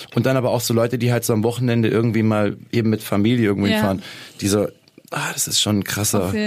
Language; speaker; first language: German; native; German